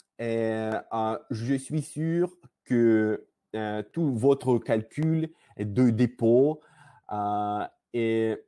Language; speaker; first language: French; non-native, learner; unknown